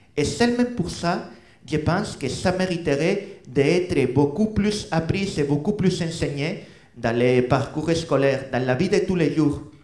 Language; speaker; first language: French; non-native, fluent; Spanish